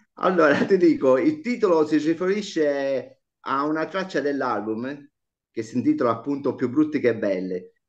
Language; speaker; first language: Italian; native; Italian